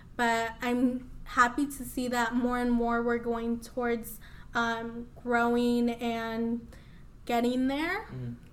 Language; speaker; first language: English; early bilingual, other home language; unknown